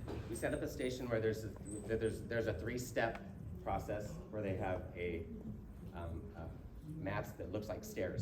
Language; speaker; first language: English; native; English